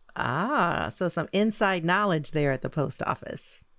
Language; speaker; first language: English; native; English